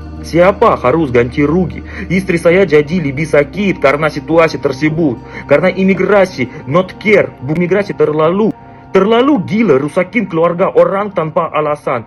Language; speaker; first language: Indonesian; non-native, fluent; Russian